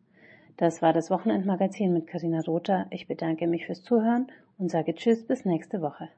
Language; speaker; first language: German; native; German